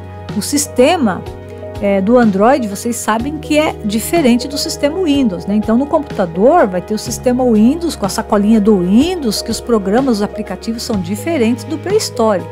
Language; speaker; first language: Portuguese; native; Portuguese